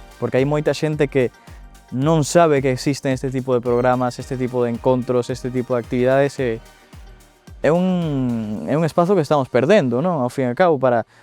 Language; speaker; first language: Galician; early bilingual, other home language; Spanish